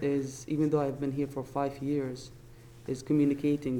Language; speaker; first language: English; non-native, fluent; Arabic